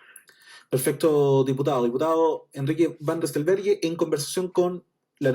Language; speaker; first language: Spanish; native; Spanish